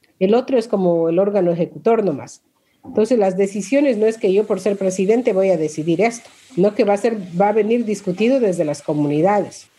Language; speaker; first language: Spanish; non-native, local second language; Quechua